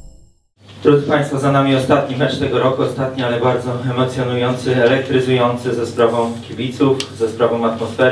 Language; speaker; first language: Polish; native; Polish